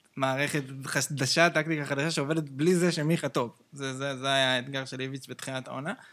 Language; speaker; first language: Hebrew; native; Hebrew